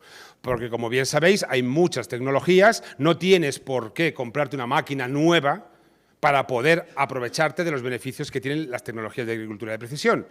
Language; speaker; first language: Spanish; native; Spanish